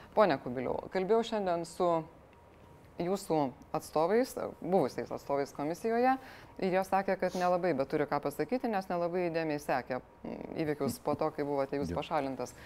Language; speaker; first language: Lithuanian; native; Lithuanian